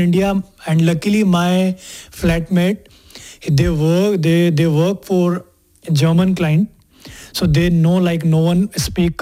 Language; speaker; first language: English; non-native, local second language; Hindi